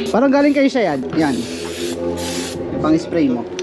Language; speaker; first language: Filipino; native; Filipino